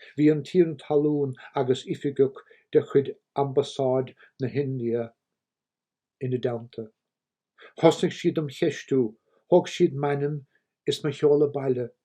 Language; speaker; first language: Irish; native; Irish